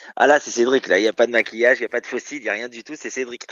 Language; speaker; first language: French; native; French